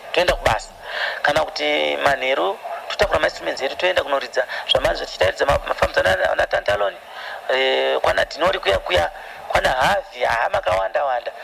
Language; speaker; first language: Shona; early bilingual, other home language; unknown